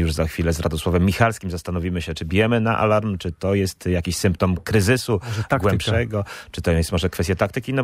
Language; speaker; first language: Polish; native; Polish